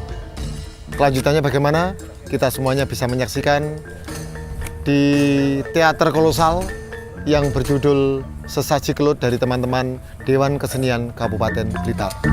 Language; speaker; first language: Indonesian; native; Indonesian